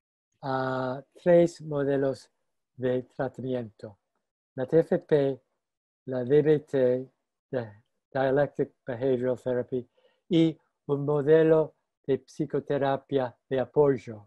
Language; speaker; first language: Spanish; non-native, fluent; English